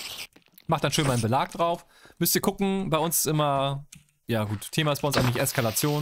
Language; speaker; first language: German; native; German